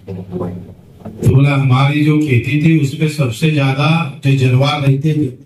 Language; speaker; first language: Hindi; non-native, local second language; Marathi